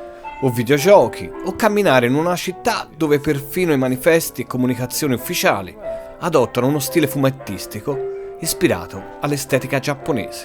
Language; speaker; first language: Italian; native; Italian